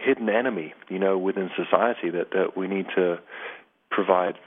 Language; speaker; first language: English; native; English